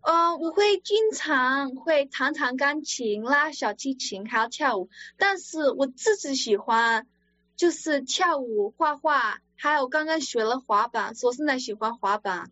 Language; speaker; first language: Chinese; early bilingual, other home language; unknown